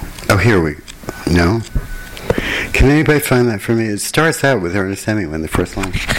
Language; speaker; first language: English; native; English